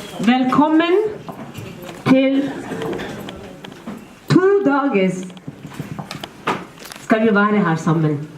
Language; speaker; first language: Swedish; non-native, fluent; Somali